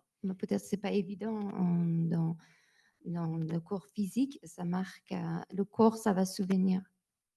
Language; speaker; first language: French; non-native, learner; Persian